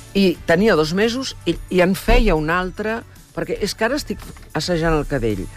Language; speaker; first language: Catalan; early bilingual, heritage; Catalan